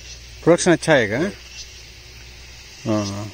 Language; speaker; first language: Hindi; non-native, local second language; Telugu